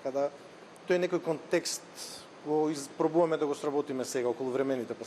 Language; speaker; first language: Macedonian; native; Macedonian